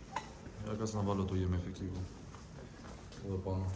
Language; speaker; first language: Greek; early bilingual, other home language; Albanian